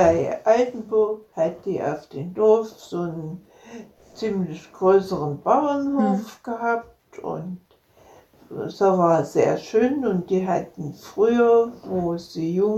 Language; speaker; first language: German; native; German